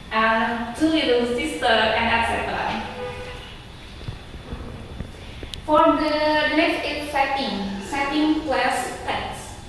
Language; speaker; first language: English; non-native, learner; Indonesian